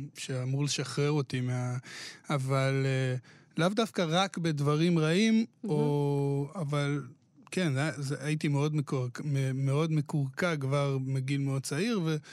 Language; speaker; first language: Hebrew; native; Hebrew